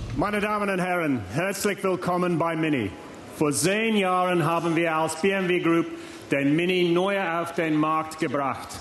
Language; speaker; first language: German; non-native, fluent; English